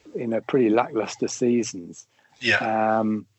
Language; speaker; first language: English; native; English